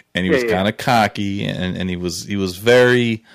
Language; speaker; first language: English; native; English